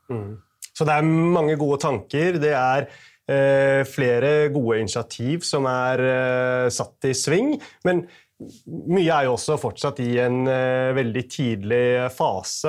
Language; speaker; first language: Norwegian; native; Norwegian